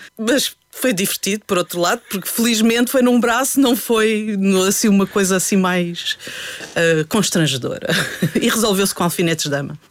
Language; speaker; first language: Portuguese; native; Portuguese